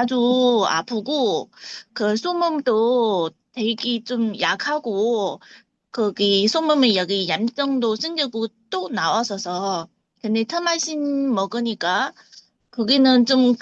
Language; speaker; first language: Korean; non-native, learner; Chinese